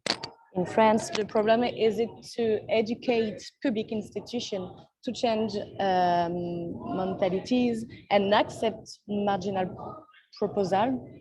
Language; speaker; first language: English; non-native, learner; French